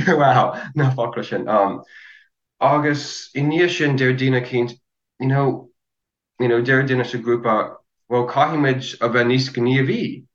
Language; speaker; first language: Irish; non-native, fluent; English